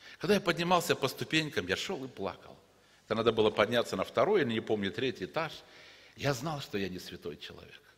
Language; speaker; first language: Russian; native; Russian